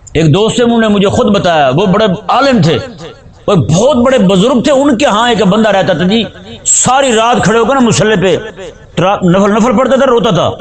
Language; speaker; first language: Urdu; native; Urdu